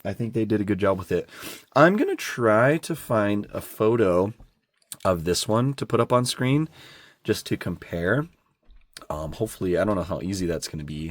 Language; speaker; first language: English; native; English